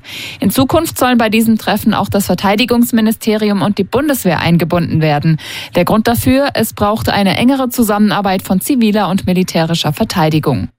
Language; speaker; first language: German; native; German